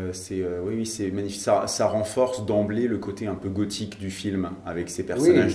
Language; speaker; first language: French; native; French